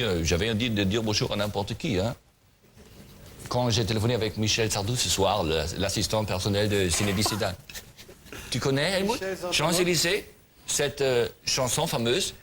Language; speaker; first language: French; non-native, learner; German